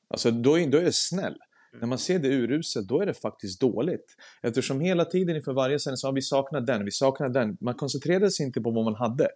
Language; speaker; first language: Swedish; early bilingual, other home language; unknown